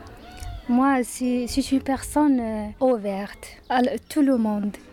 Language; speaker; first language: French; non-native, learner; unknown